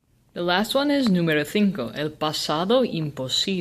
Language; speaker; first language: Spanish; non-native, learner; English